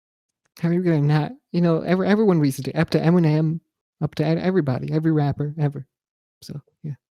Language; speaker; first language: English; native; English